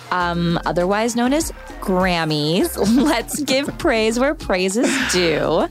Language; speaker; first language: English; native; English